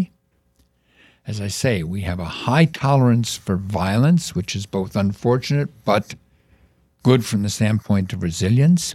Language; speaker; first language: English; native; English